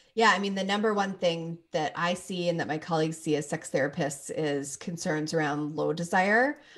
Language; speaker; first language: English; native; English